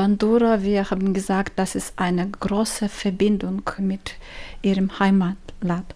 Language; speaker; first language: German; non-native, learner; Ukrainian